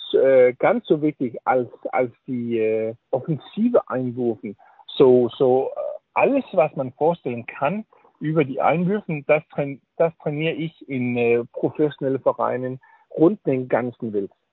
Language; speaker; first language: German; non-native, learner; Danish